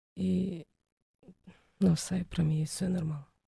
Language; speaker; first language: Portuguese; non-native, fluent; Ukrainian